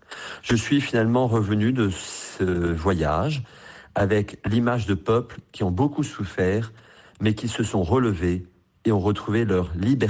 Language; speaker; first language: French; native; French